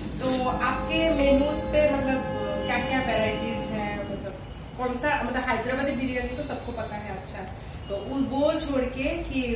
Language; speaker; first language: Hindi; non-native, local second language; Bangla